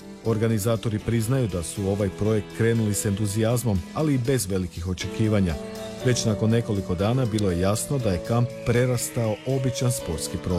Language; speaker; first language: Serbian; native; Serbian